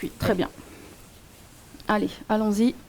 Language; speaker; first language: French; native; French